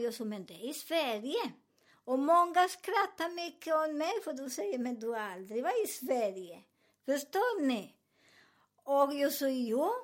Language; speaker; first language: Swedish; non-native, learner; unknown